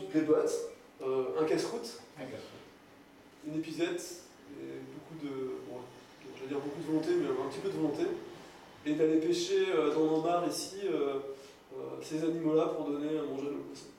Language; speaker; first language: French; native; French